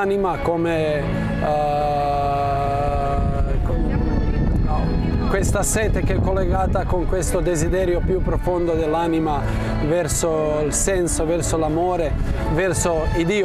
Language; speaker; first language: Italian; non-native, fluent; Croatian